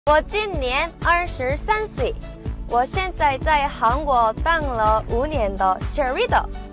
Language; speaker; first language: Chinese; non-native, learner; Korean